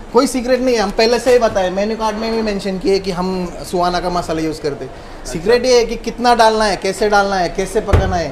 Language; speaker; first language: Hindi; non-native, local second language; Marathi